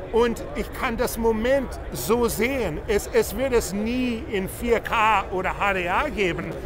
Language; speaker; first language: German; non-native, fluent; English